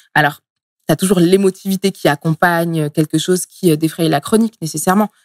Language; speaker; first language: French; early bilingual, other home language; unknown